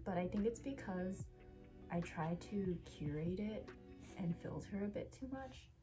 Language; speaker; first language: English; native; English